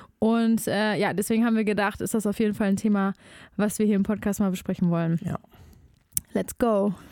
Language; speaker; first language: German; native; German